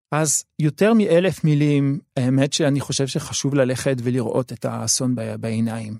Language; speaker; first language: Hebrew; early bilingual, other home language; French